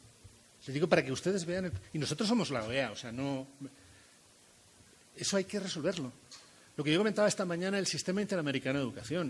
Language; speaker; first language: Spanish; native; Spanish